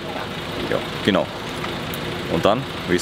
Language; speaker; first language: German; native; German